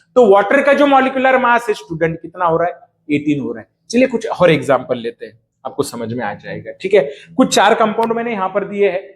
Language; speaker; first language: Hindi; non-native, local second language; Marathi